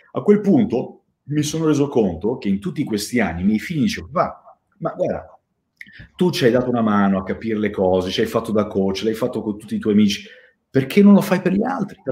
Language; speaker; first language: Italian; early bilingual, heritage; Italian